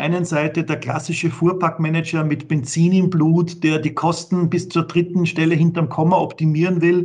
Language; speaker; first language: German; native; German